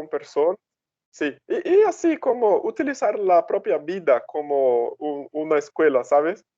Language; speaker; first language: Spanish; non-native, fluent; Portuguese